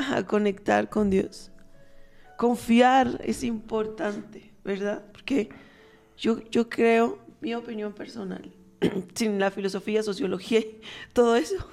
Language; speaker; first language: Spanish; native; Spanish